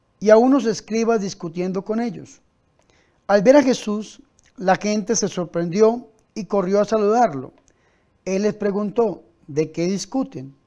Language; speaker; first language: Spanish; native; Spanish